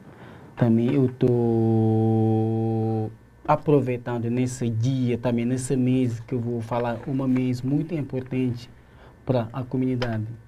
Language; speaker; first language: Portuguese; non-native, learner; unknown